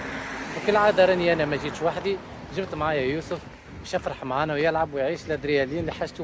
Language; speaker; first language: Arabic; native; Arabic